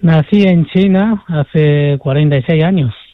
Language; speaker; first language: Spanish; non-native, fluent; Chinese